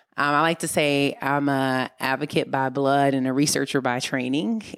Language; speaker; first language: English; native; English